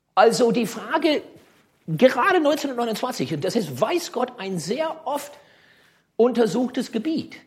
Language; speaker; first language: German; native; German